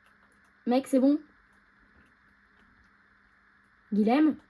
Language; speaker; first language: French; native; French